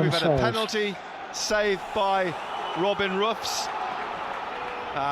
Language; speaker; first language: English; native; English